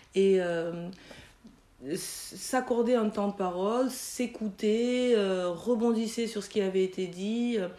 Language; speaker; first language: French; native; French